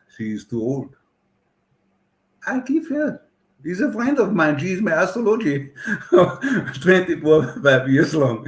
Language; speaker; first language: English; non-native, learner; German